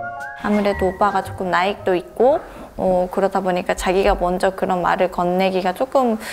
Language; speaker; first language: Korean; non-native, fluent; Japanese